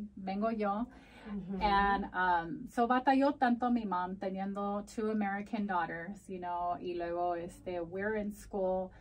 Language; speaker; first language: English; early bilingual, other home language; Spanish